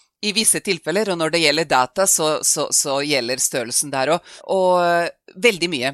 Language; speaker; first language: Norwegian; non-native, fluent; Serbian